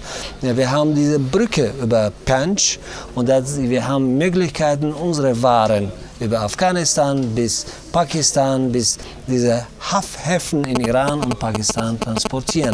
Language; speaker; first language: German; non-native, fluent; Tajik